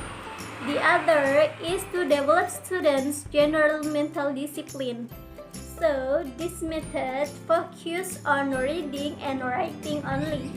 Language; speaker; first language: English; non-native, learner; Indonesian